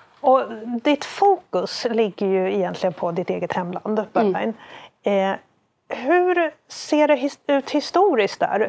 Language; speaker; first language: Swedish; native; Swedish